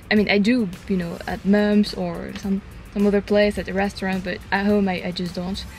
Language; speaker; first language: English; non-native, fluent; French